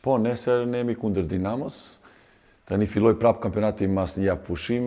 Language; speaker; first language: Albanian; non-native, fluent; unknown